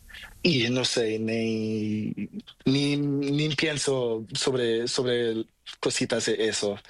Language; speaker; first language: Spanish; non-native, learner; Portuguese